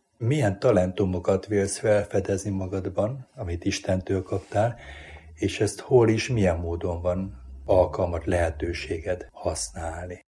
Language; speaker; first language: Hungarian; native; Hungarian